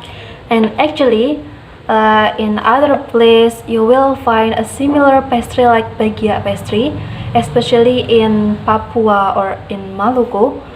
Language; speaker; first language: English; non-native, learner; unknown